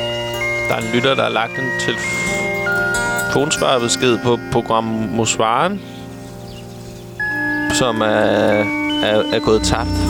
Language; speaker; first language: Danish; native; Danish